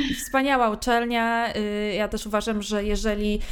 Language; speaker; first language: Polish; native; Polish